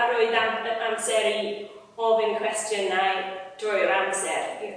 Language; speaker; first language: Welsh; non-native, learner; English